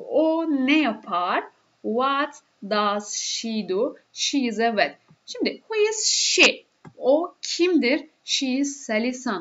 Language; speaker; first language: English; non-native, fluent; Turkish